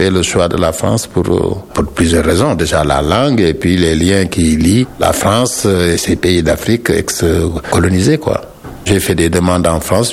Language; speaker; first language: French; non-native, local second language; Wolof